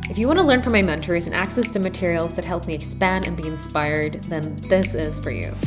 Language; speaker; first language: English; non-native, fluent; Norwegian